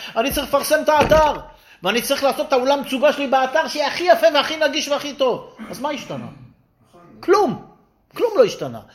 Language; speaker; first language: Hebrew; native; Hebrew